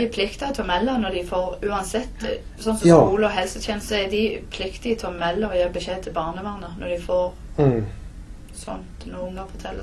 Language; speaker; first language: Norwegian; native; Norwegian